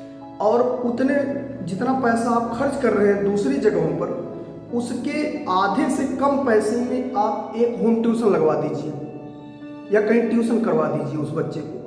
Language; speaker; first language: Hindi; native; Hindi